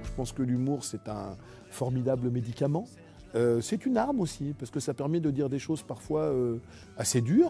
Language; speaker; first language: French; native; French